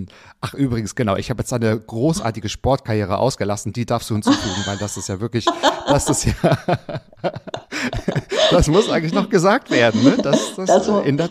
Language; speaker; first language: German; native; German